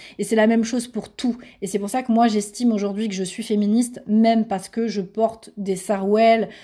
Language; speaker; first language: French; native; French